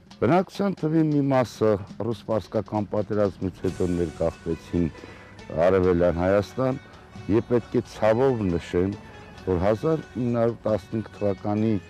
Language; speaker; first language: Armenian; native; Armenian